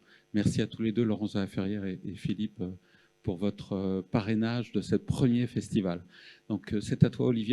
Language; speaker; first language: French; native; French